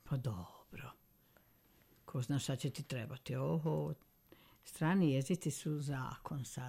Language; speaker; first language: Serbian; native; Serbian